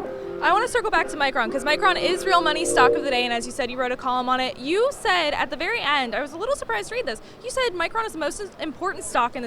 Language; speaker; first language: English; native; English